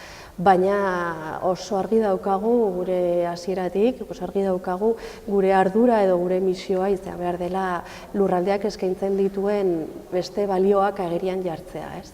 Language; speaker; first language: Basque; non-native, local second language; Spanish